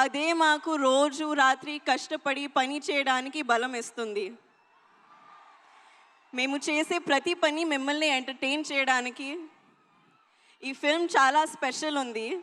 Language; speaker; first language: Telugu; non-native, fluent; Hindi